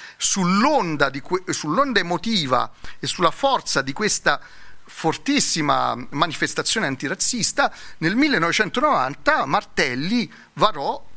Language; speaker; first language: Italian; native; Italian